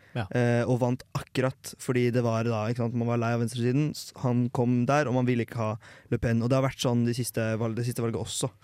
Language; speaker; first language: Norwegian; native; Norwegian